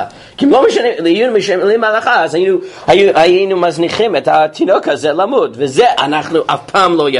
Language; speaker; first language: Hebrew; non-native, fluent; English